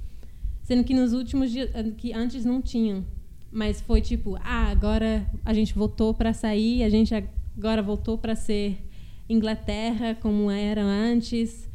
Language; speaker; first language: Portuguese; early bilingual, heritage; Portuguese